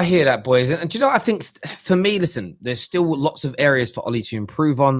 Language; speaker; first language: English; native; English